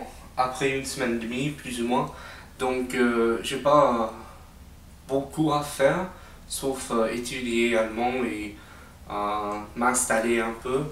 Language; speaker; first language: French; non-native, fluent; English